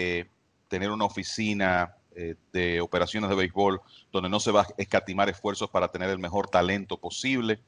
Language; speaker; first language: Spanish; native; Spanish